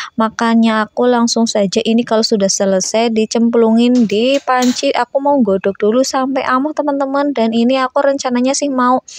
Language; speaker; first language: Indonesian; native; Indonesian